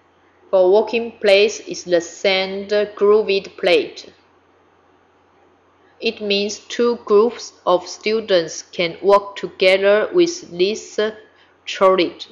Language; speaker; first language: English; non-native, fluent; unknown